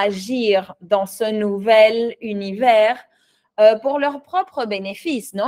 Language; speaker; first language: French; non-native, fluent; Spanish